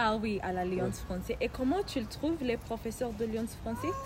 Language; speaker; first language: French; non-native, learner; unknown